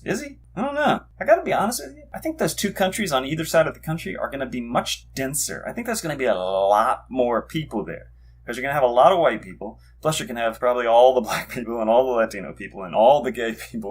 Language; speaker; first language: English; native; English